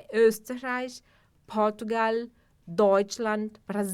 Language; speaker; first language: German; non-native, fluent; Portuguese